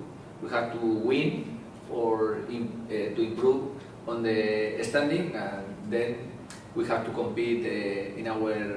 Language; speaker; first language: English; non-native, learner; Spanish